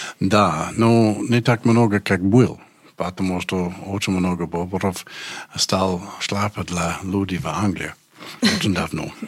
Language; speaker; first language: Russian; non-native, fluent; English